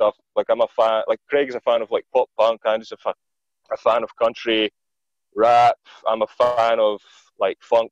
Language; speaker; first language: English; non-native, fluent; Greek